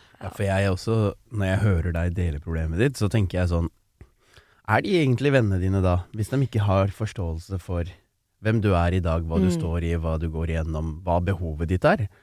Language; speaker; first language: Norwegian; early bilingual, other home language; Tamil